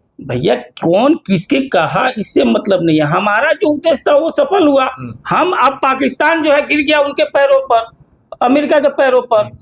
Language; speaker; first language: Hindi; native; Hindi